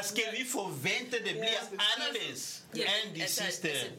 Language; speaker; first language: Danish; non-native, fluent; French